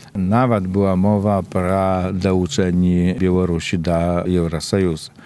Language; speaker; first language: Belarusian; native; Belarusian